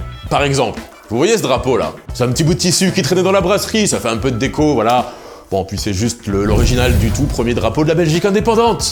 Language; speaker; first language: French; native; French